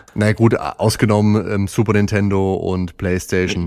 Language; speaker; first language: German; native; German